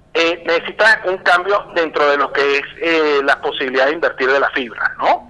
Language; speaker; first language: Spanish; native; Spanish